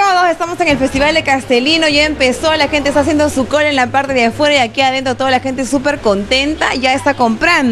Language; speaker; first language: Spanish; native; Spanish